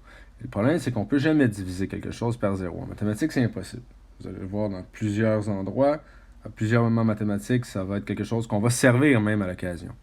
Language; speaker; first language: French; native; French